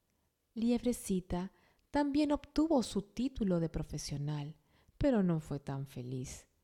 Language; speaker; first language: Spanish; native; Spanish